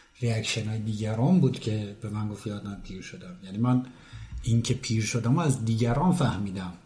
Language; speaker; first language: Persian; native; Persian